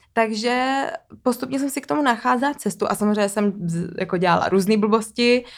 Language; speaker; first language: Czech; early bilingual, other home language; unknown